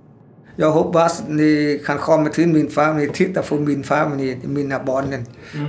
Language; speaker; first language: Swedish; non-native, learner; Vietnamese